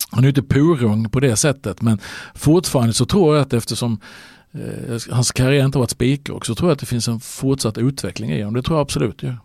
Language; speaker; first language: Swedish; native; Swedish